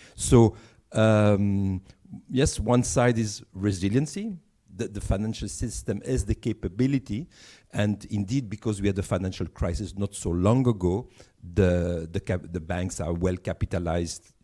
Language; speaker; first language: English; non-native, fluent; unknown